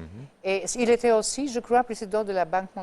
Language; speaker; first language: French; non-native, fluent; Albanian